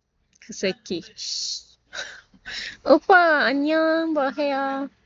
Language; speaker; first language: Korean; non-native, learner; Persian